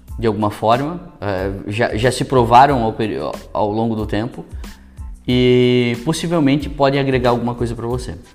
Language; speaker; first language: Portuguese; native; Portuguese